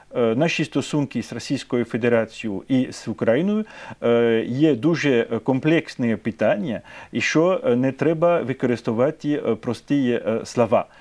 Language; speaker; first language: Ukrainian; non-native, fluent; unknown